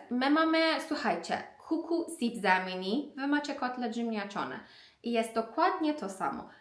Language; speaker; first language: Polish; non-native, learner; Persian